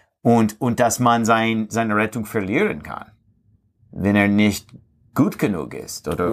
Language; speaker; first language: German; non-native, fluent; English